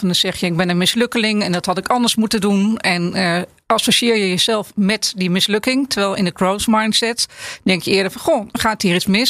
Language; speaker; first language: Dutch; native; Dutch